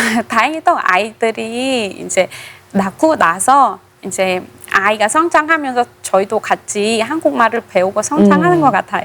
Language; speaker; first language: Korean; non-native, fluent; Khmer